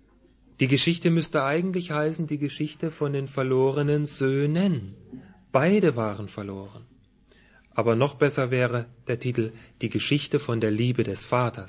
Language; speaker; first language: German; native; German